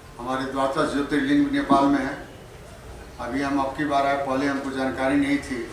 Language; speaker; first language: Hindi; native; Hindi